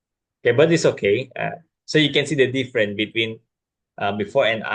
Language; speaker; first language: English; non-native, learner; Indonesian